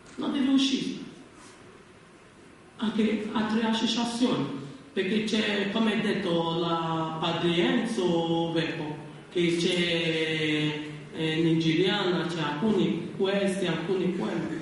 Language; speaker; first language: Italian; non-native, learner; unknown